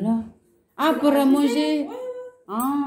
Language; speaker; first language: French; non-native, learner; Filipino